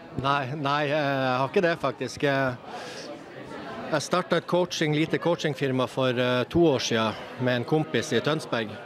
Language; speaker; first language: Norwegian; native; Norwegian